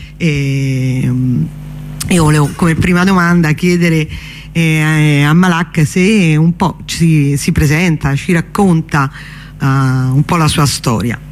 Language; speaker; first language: Italian; native; Italian